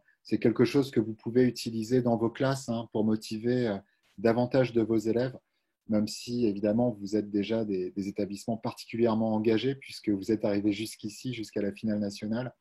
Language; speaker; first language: French; native; French